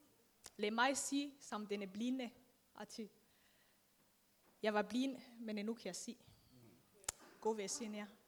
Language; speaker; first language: Danish; non-native, fluent; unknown